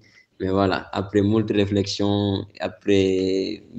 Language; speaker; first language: French; non-native, local second language; Wolof